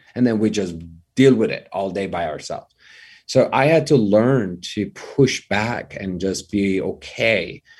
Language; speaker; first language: English; non-native, fluent; Persian